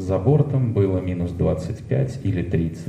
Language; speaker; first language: Russian; native; Russian